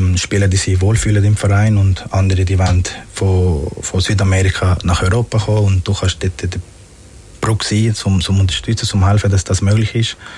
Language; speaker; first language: German; early bilingual, other home language; Spanish